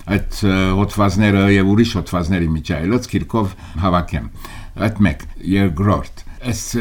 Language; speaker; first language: Armenian; early bilingual, heritage; Armenian